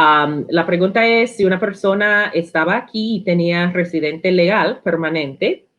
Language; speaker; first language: Spanish; non-native, learner; English